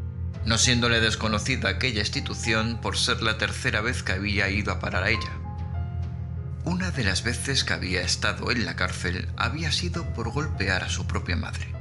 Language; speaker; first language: Spanish; native; Spanish